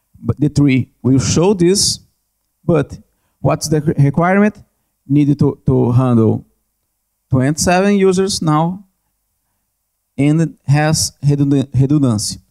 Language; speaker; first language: English; non-native, learner; Portuguese